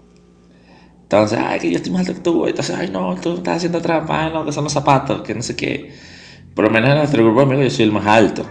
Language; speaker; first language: Spanish; native; Spanish